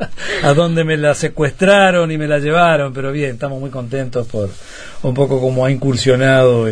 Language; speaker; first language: Spanish; native; Spanish